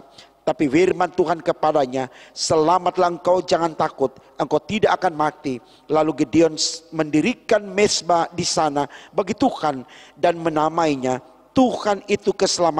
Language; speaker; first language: Indonesian; native; Indonesian